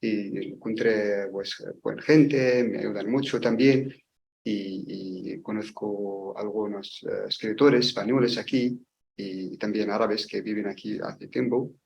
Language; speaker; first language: Spanish; non-native, learner; Arabic